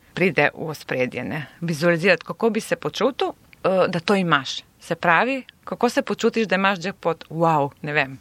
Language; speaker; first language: Slovenian; non-native, local second language; Serbian